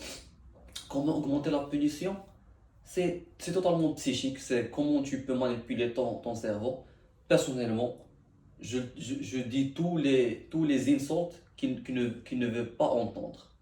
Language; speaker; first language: French; non-native, learner; Arabic